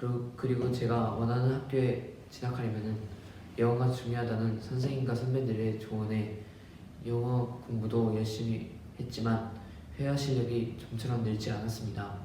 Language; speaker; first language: Korean; early bilingual, other home language; Japanese